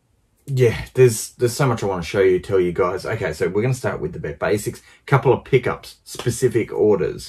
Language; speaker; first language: English; native; English